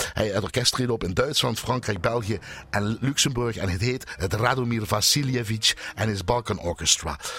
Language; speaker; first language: Dutch; native; Dutch